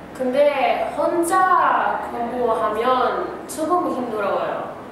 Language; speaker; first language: Korean; non-native, learner; Italian